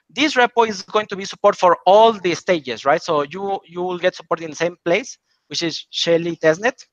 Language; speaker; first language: English; non-native, fluent; Spanish